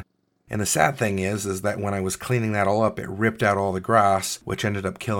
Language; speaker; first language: English; native; English